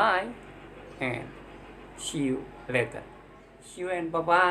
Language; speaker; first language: English; non-native, learner; Indonesian